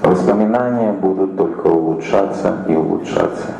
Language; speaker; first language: Russian; native; Russian